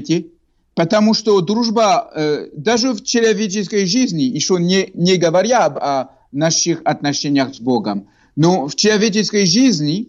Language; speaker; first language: Russian; non-native, fluent; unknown